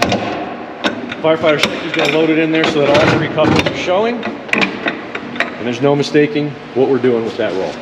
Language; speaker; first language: English; native; English